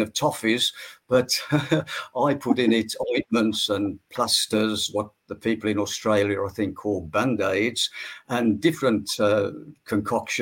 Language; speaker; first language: English; native; English